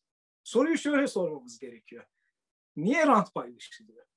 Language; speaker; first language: Turkish; native; Turkish